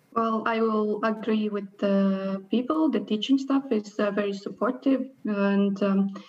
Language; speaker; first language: English; non-native, fluent; Latvian